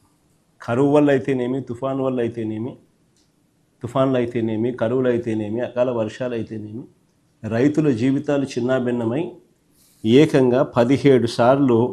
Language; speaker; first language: Telugu; native; Telugu